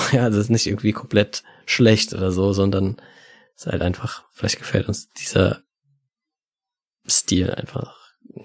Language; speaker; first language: German; native; German